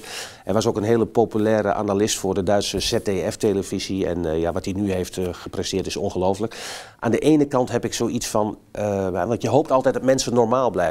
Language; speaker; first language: Dutch; native; Dutch